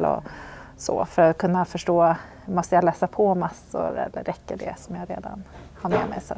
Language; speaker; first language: Swedish; native; Swedish